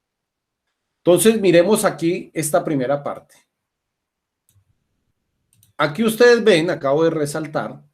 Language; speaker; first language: Spanish; native; Spanish